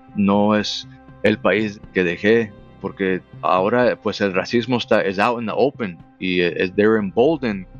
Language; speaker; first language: Spanish; early bilingual, heritage; Spanish